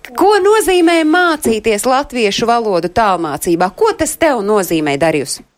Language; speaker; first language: Latvian; native; Latvian